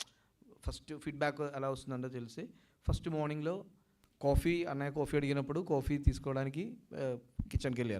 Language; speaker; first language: Telugu; non-native, local second language; Malayalam